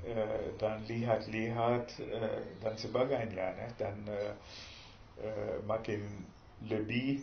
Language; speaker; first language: Indonesian; non-native, fluent; German